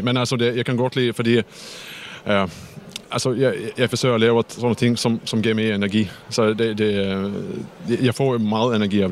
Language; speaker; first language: Danish; non-native, fluent; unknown